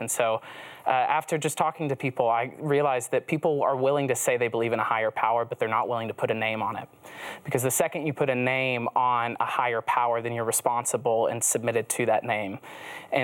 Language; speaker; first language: English; native; English